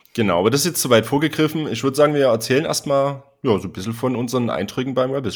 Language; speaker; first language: German; native; German